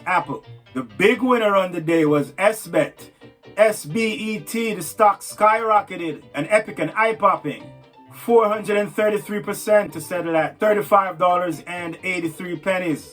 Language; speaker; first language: English; native; English